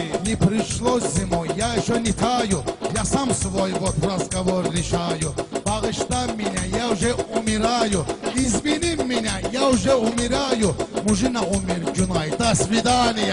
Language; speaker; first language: Russian; non-native, learner; Azerbaijani